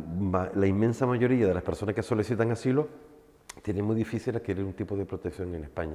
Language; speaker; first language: Spanish; native; Spanish